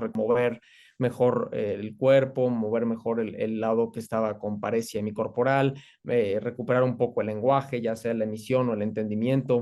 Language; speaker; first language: Spanish; native; Spanish